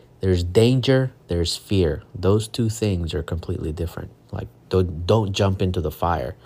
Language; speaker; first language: English; non-native, fluent; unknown